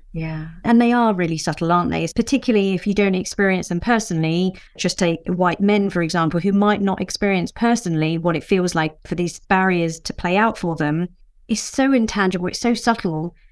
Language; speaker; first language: English; native; English